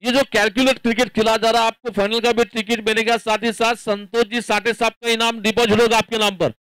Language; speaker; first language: Hindi; non-native, local second language; Marathi